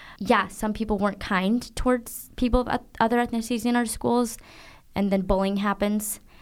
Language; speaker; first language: English; native; English